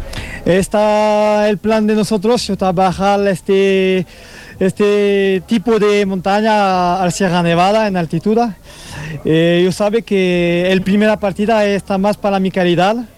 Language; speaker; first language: Portuguese; non-native, learner; French